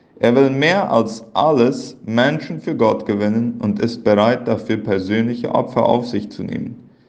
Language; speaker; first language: German; early bilingual, heritage; Plautdietsch